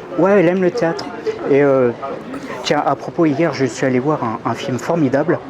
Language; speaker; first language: French; native; French